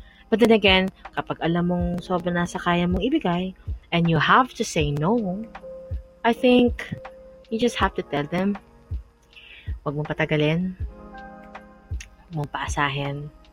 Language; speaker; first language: English; non-native, local second language; Filipino